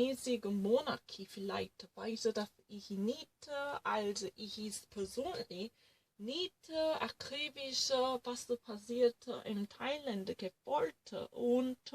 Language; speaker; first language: German; non-native, learner; Korean